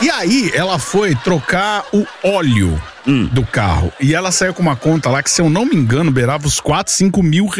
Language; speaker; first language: Portuguese; native; Portuguese